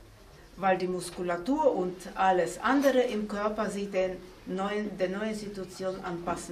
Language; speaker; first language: German; non-native, fluent; Slovenian